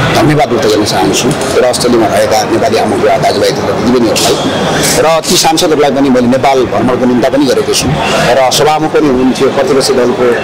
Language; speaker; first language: Nepali; native; Nepali